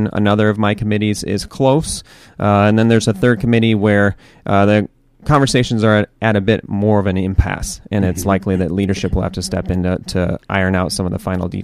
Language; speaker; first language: English; native; English